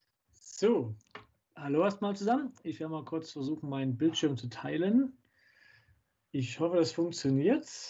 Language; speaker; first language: German; native; German